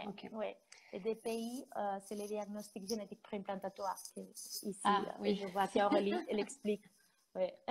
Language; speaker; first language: French; non-native, fluent; Spanish